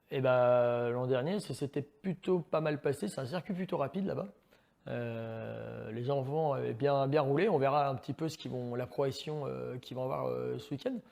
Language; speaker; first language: French; native; French